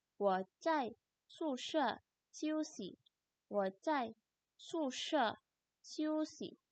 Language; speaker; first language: Chinese; non-native, fluent; Indonesian